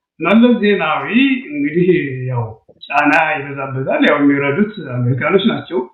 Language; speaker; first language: Amharic; native; Amharic